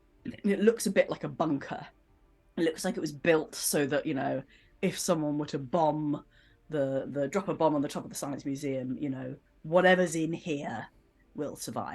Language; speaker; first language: English; native; English